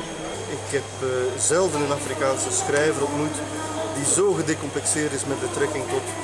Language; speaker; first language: Dutch; non-native, fluent; French